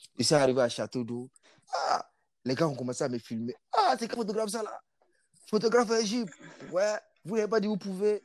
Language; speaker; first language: French; non-native, local second language; Mossi